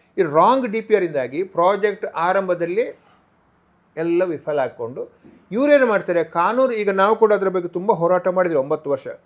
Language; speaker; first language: Kannada; non-native, local second language; Tulu